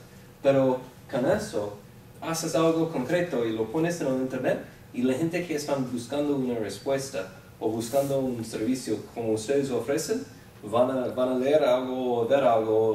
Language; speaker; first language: Spanish; non-native, fluent; English